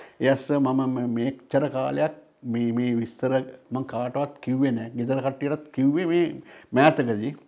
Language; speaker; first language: Sinhala; non-native, local second language; Tamil